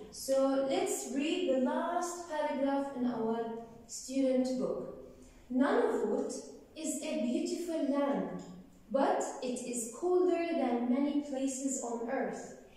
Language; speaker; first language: English; non-native, fluent; Arabic